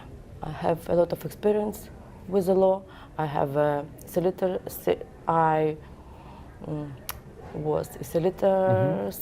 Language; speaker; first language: English; non-native, learner; Ukrainian